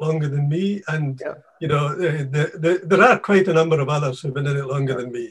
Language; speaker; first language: English; native; English